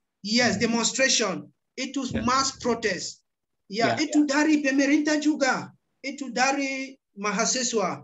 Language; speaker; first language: Indonesian; non-native, learner; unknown